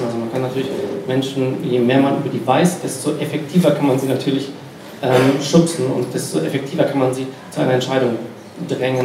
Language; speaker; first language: German; native; German